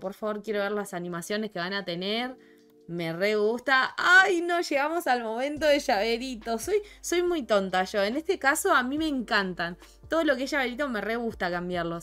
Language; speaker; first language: Spanish; native; Spanish